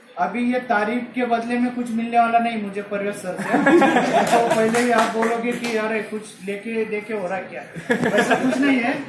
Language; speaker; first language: Hindi; non-native, local second language; Marathi